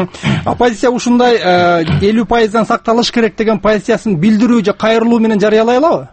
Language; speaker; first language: Kyrgyz; native; Kyrgyz